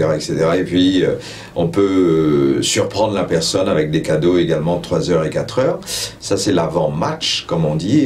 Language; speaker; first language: French; non-native, local second language; Morisyen